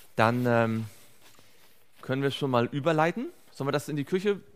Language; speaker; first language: German; native; German